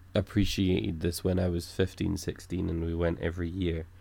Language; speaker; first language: English; native; English